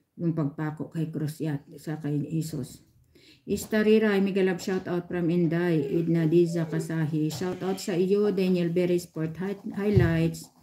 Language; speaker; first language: Filipino; non-native, local second language; Hiligaynon